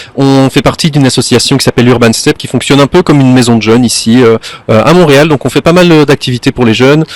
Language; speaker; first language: French; native; French